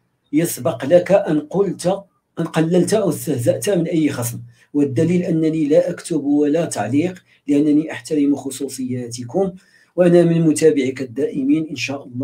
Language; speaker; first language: Arabic; native; Arabic